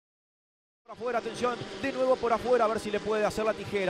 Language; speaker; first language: Spanish; native; Spanish